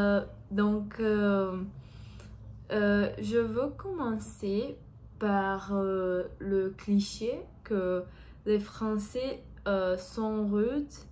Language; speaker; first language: French; non-native, learner; Portuguese